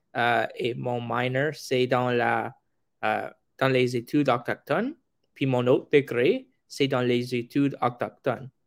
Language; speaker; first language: French; non-native, local second language; English